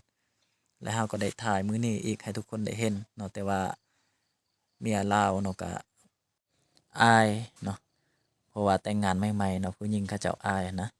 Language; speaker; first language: Thai; non-native, local second language; Lao